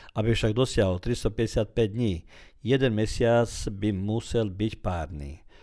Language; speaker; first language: Slovak; early bilingual, heritage; Slovak